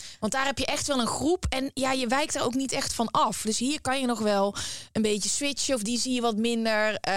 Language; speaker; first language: Dutch; native; Dutch